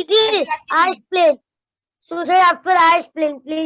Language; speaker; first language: English; non-native, learner; Hindi